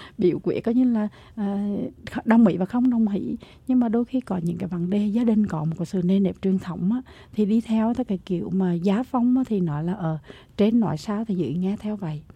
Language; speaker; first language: Vietnamese; native; Vietnamese